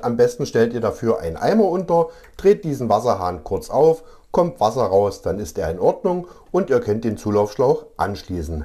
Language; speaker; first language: German; native; German